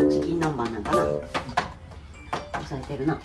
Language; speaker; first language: Japanese; native; Japanese